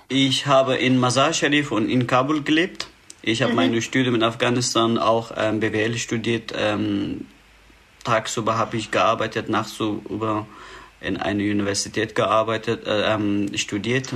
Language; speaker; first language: German; non-native, fluent; Persian